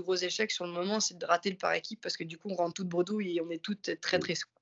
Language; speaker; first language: French; native; French